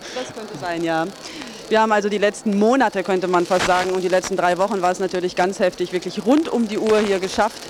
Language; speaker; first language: German; non-native, fluent; Spanish